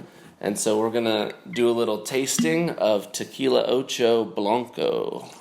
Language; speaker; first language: English; native; English